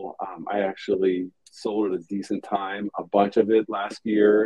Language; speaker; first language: English; native; English